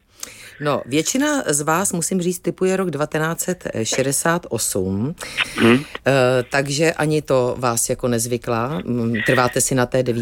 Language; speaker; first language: Czech; native; Czech